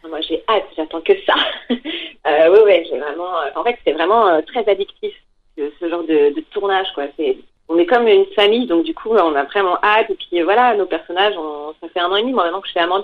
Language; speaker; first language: French; native; French